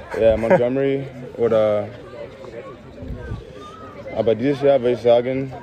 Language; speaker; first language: German; early bilingual, heritage; English